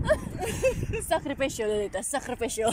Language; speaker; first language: Spanish; non-native, learner; Filipino